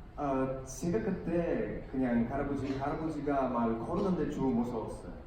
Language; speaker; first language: Korean; non-native, learner; Bulgarian